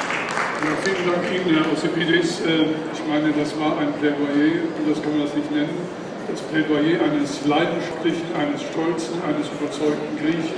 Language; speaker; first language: German; native; German